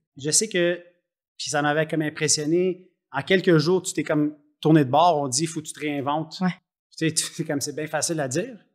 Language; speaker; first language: French; native; French